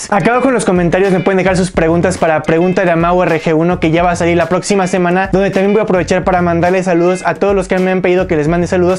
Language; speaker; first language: Spanish; native; Spanish